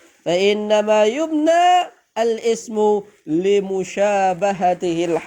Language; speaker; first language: Arabic; non-native, fluent; Indonesian